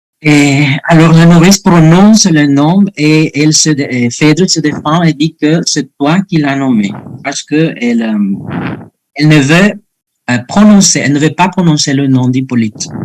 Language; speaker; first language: French; non-native, fluent; Spanish